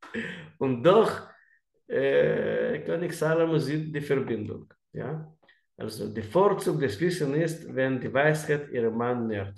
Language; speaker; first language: German; non-native, learner; Russian